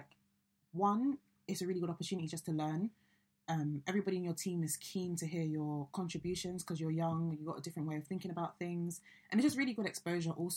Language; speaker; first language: English; native; English